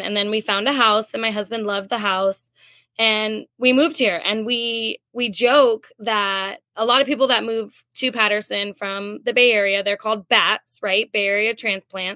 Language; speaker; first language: English; native; English